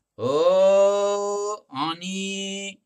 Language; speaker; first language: Hebrew; non-native, fluent; Russian